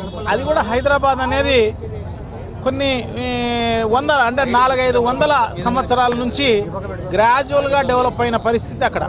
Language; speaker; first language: Telugu; native; Telugu